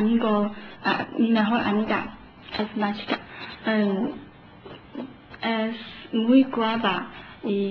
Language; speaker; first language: Spanish; non-native, learner; Chinese